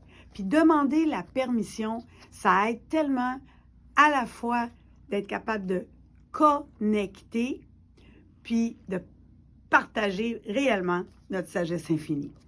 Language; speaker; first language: French; native; French